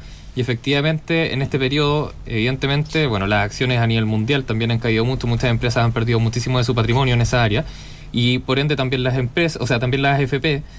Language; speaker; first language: Spanish; native; Spanish